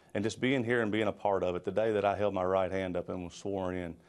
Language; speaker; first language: English; native; English